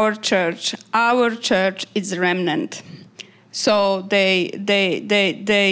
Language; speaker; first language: English; non-native, fluent; Polish